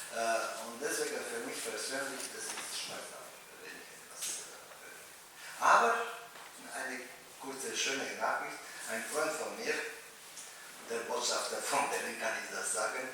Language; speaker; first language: German; non-native, fluent; Romanian